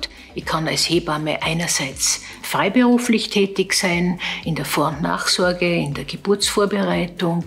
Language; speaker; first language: German; native; German